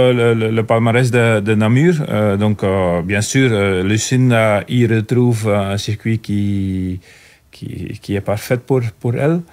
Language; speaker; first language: French; non-native, local second language; Dutch